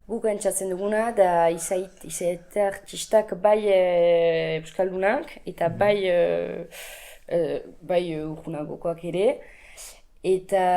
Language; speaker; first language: Basque; native; Basque